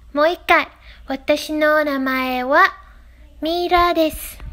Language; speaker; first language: Japanese; non-native, learner; Vietnamese